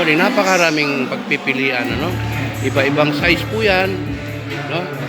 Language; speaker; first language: Filipino; non-native, local second language; Pampanga